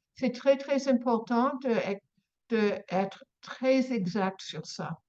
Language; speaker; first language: French; non-native, learner; English